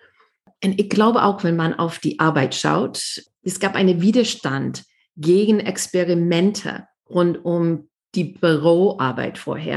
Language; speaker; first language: German; non-native, fluent; English